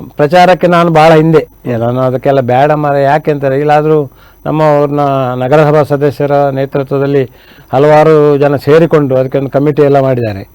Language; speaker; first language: Kannada; native; Kannada